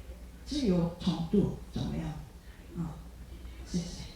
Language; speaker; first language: Chinese; non-native, fluent; Korean